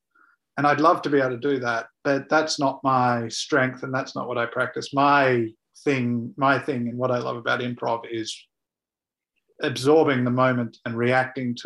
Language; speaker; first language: English; native; English